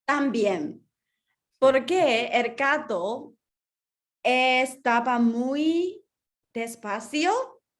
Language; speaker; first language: Spanish; non-native, learner; English